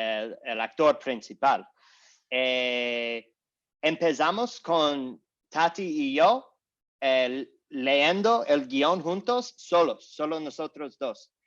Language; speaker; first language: Spanish; non-native, learner; English